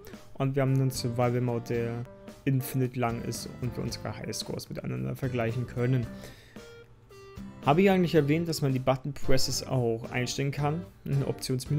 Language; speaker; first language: German; native; German